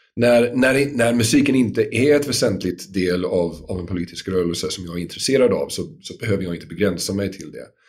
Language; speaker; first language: Swedish; non-native, fluent; English